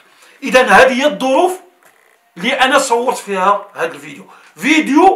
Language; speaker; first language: Arabic; native; Arabic